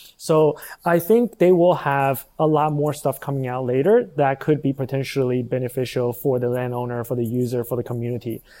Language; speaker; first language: English; non-native, fluent; Chinese